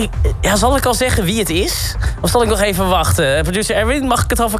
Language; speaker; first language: Dutch; native; Dutch